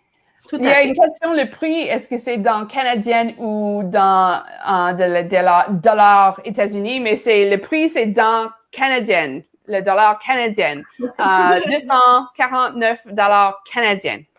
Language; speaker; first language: French; non-native, learner; English